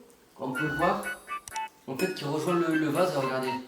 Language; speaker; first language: French; native; French